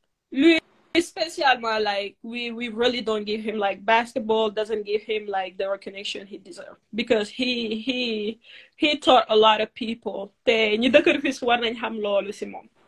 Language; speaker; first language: English; non-native, fluent; Wolof